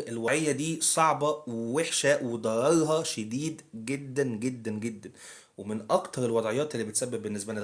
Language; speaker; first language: Arabic; native; Arabic